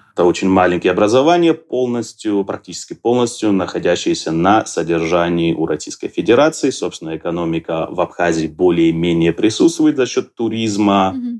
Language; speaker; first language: Russian; non-native, local second language; Georgian